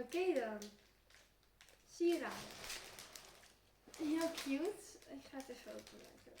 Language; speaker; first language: Dutch; early bilingual, heritage; Turkish